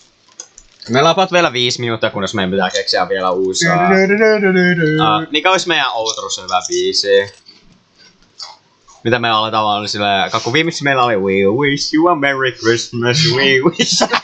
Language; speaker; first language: Finnish; native; Finnish